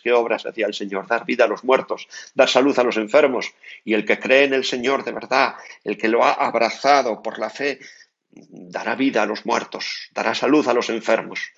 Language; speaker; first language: Spanish; native; Spanish